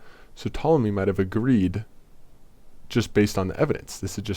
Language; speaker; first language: English; native; English